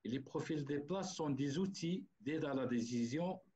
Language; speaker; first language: French; non-native, local second language; Arabic